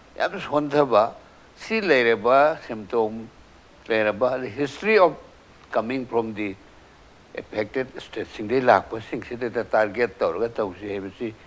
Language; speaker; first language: Manipuri; native; Manipuri